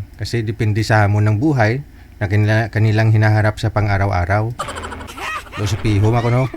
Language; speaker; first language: Filipino; native; Filipino